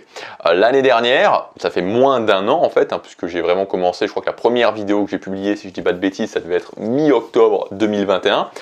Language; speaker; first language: French; native; French